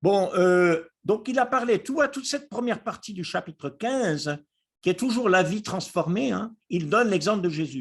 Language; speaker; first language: French; native; French